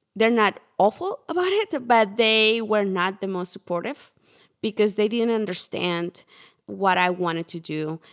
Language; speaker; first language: English; non-native, fluent; Spanish